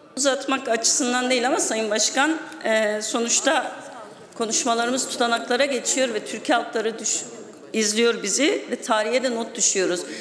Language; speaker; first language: Turkish; non-native, local second language; Kurdish